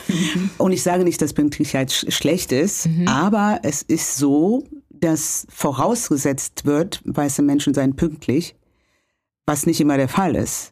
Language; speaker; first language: German; non-native, fluent; Kinyarwanda